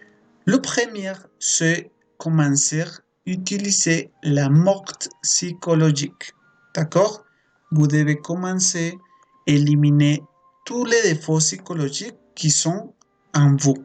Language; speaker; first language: French; non-native, fluent; Spanish